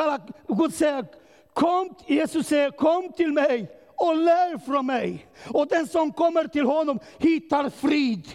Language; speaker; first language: Swedish; non-native, learner; Romanian